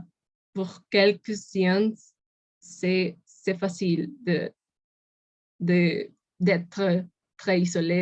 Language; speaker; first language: French; non-native, learner; Spanish